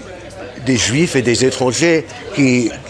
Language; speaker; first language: French; non-native, fluent; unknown